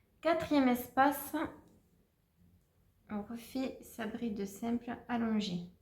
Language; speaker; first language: French; native; French